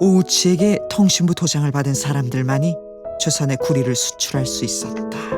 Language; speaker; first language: Korean; native; Korean